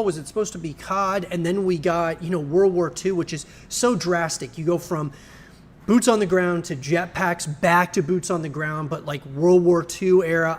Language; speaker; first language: English; native; English